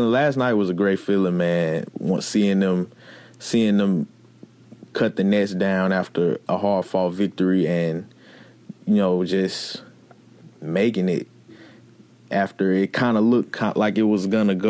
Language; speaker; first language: English; native; English